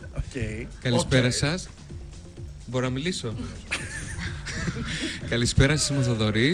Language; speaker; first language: Greek; native; Greek